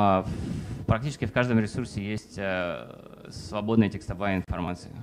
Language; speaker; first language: Russian; native; Russian